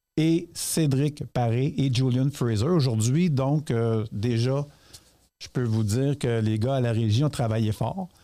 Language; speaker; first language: French; native; French